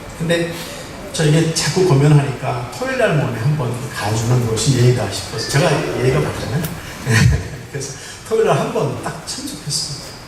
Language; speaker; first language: Korean; native; Korean